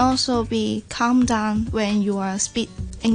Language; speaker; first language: English; non-native, learner; Cantonese